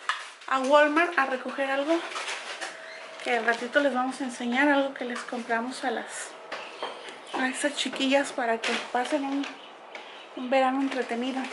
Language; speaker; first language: Spanish; native; Spanish